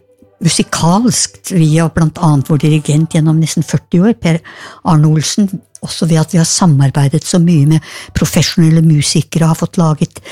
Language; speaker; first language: Norwegian; native; Norwegian